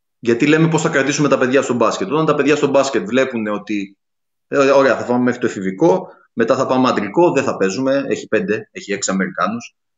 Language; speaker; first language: Greek; native; Greek